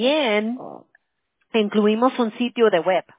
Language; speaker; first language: Spanish; early bilingual, heritage; Spanish